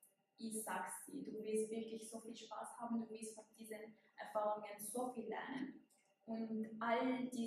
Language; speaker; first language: German; non-native, fluent; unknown